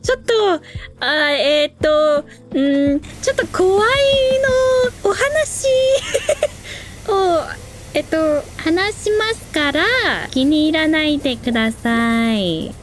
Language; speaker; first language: Japanese; non-native, learner; English